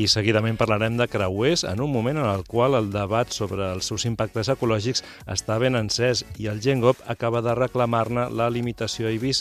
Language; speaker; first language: Catalan; native; Catalan